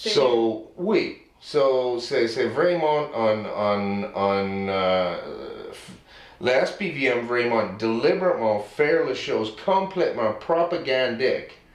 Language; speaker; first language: French; non-native, learner; English